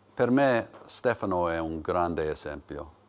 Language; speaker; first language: Italian; non-native, learner; English